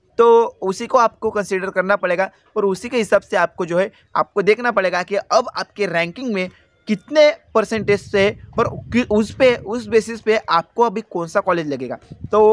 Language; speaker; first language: Hindi; non-native, local second language; Marathi